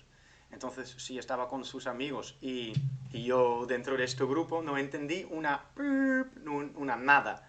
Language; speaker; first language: Spanish; non-native, fluent; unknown